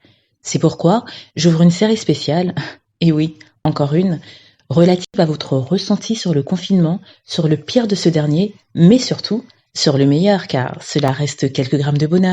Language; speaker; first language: French; native; French